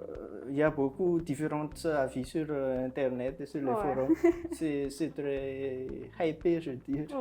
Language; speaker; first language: French; non-native, local second language; Malagasy